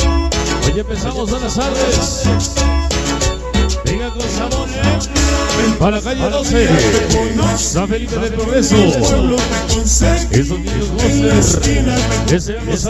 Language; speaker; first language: Spanish; native; Spanish